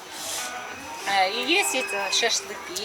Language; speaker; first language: Russian; non-native, local second language; Armenian